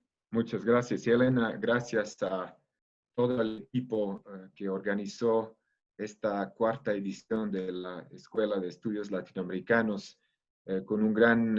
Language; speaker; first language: Spanish; non-native, fluent; Serbian